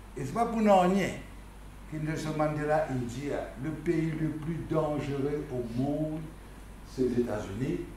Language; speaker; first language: French; non-native, local second language; Morisyen